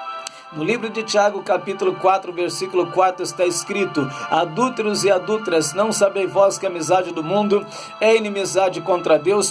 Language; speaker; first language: Portuguese; native; Portuguese